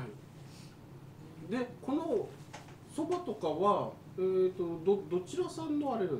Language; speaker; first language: Japanese; native; Japanese